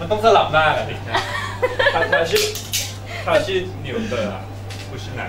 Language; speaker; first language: Chinese; non-native, learner; Thai